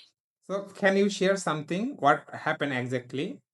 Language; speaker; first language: English; non-native, learner; Bangla